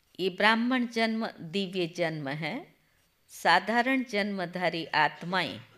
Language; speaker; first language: Hindi; non-native, local second language; Gujarati